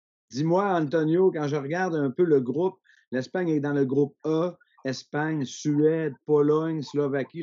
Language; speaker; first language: French; native; French